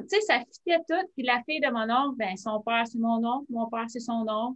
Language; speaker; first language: French; native; French